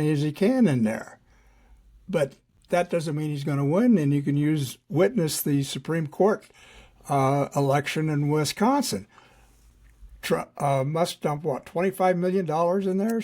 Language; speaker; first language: English; native; English